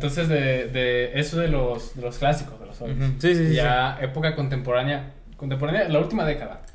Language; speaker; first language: Spanish; native; Spanish